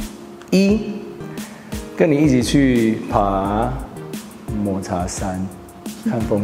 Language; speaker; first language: Chinese; non-native, fluent; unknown